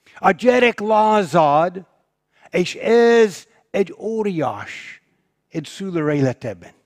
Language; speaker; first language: Hungarian; non-native, fluent; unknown